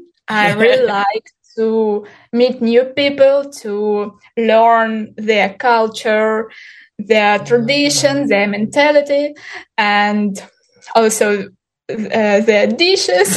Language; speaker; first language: English; non-native, fluent; Ukrainian